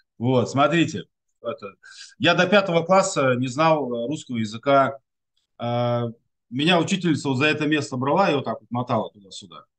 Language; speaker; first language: Russian; non-native, local second language; Tatar